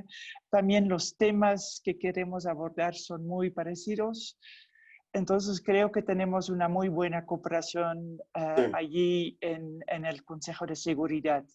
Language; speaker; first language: Spanish; non-native, fluent; Dutch